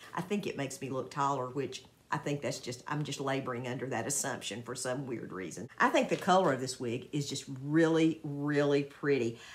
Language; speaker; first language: English; native; English